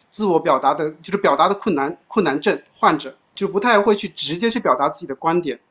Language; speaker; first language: Chinese; native; Chinese